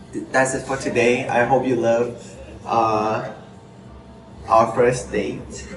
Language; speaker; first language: English; non-native, fluent; Thai